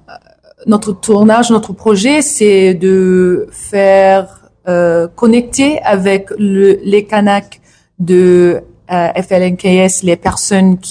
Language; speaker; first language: French; non-native, learner; English